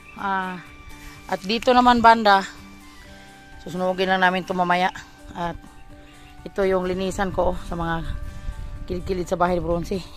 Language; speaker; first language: Filipino; non-native, local second language; Cebuano